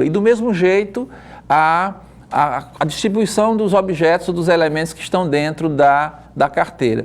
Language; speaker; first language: Portuguese; native; Portuguese